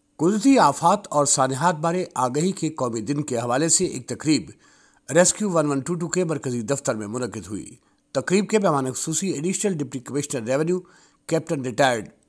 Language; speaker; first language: Urdu; non-native, local second language; Punjabi